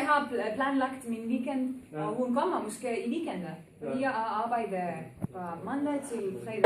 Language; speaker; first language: Danish; non-native, learner; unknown